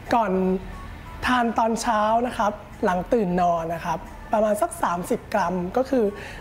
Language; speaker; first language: Thai; native; Thai